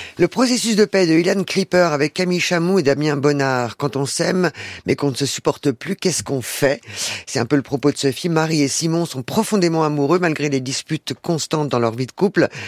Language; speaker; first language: French; native; French